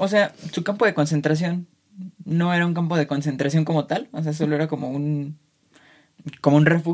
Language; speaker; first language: Spanish; native; Spanish